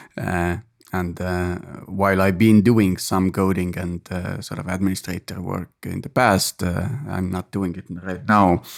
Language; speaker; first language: English; non-native, fluent; Estonian